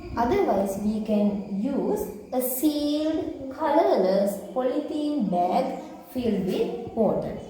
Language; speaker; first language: English; non-native, local second language; Sinhala